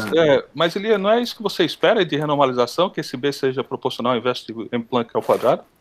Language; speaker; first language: Portuguese; native; Portuguese